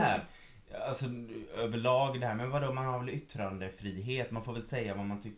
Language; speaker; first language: Swedish; native; Swedish